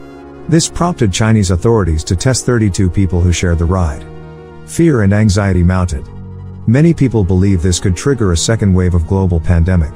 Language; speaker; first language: English; non-native, fluent; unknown